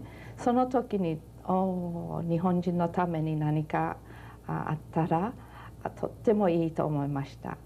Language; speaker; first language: Japanese; early bilingual, heritage; Japanese